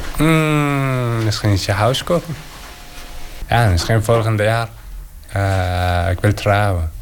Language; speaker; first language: Dutch; non-native, learner; Persian